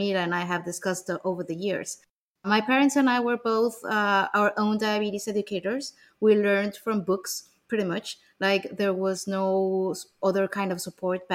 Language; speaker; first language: English; non-native, fluent; Spanish